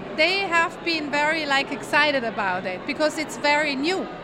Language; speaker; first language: English; non-native, fluent; Italian